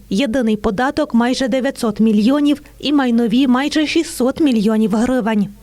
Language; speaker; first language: Ukrainian; native; Ukrainian